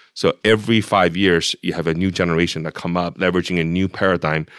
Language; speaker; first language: English; non-native, fluent; Chinese